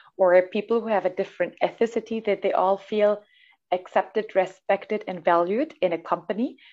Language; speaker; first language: English; non-native, fluent; German